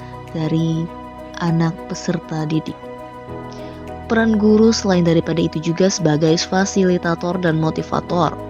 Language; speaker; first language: Indonesian; native; Indonesian